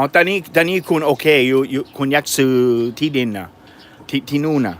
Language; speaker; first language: Thai; non-native, learner; English